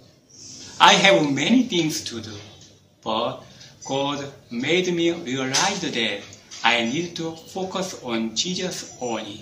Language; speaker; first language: English; non-native, fluent; Korean